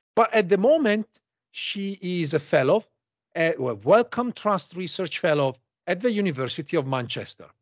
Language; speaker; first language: English; non-native, fluent; Italian